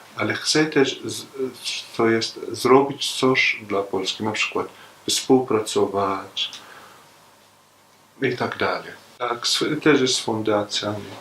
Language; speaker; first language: Polish; non-native, learner; Arabic